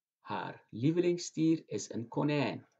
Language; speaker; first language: Dutch; non-native, fluent; Turkish